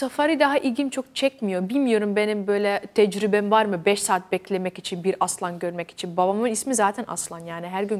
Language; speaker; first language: Turkish; early bilingual, heritage; Dutch